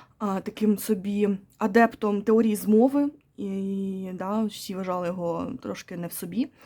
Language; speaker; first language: Ukrainian; non-native, local second language; Russian